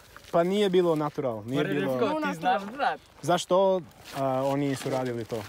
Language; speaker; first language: Serbian; non-native, learner; English